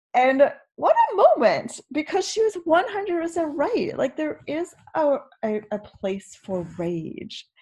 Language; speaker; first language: English; native; English